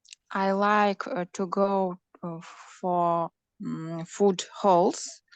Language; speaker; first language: English; non-native, learner; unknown